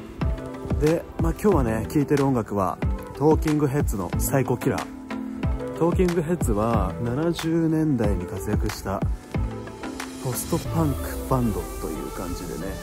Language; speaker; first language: Japanese; native; Japanese